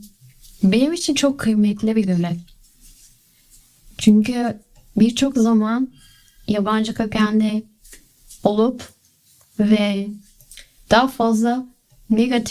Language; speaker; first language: Turkish; early bilingual, heritage; Turkish